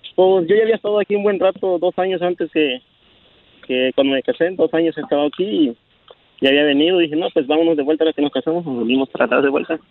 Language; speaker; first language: Spanish; non-native, local second language; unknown